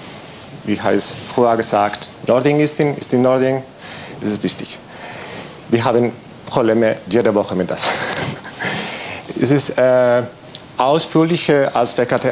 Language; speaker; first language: German; non-native, learner; Spanish